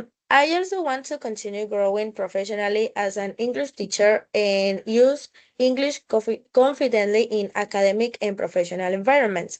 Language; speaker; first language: English; non-native, fluent; Spanish